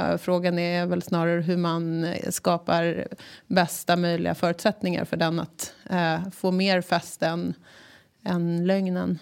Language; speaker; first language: Swedish; native; Swedish